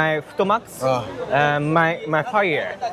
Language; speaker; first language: English; non-native, learner; Japanese